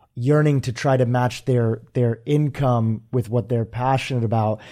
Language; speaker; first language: English; native; English